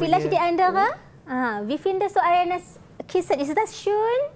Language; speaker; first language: German; non-native, fluent; Malay